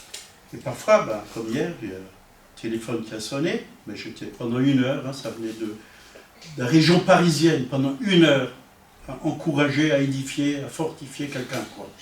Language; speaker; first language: French; native; French